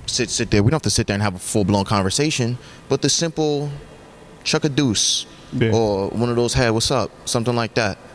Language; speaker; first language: English; native; English